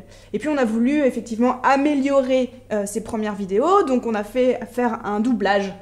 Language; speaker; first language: French; native; French